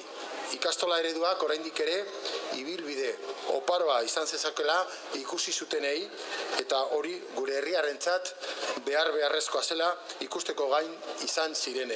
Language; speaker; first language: Basque; native; Basque